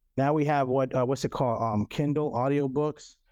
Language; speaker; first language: English; non-native, local second language; French